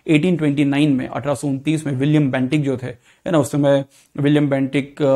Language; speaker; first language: Hindi; native; Hindi